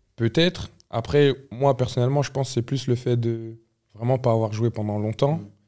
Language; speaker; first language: French; native; French